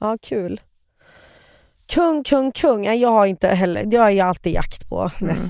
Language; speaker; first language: Swedish; native; Swedish